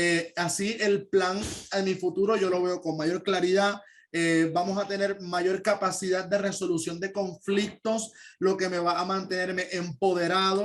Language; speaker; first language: Spanish; native; Spanish